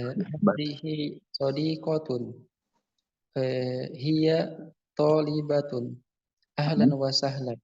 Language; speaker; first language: Arabic; non-native, learner; Indonesian